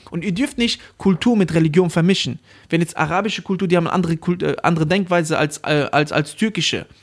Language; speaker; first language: German; early bilingual, other home language; Arabic